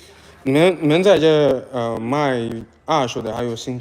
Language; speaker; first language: Chinese; non-native, fluent; English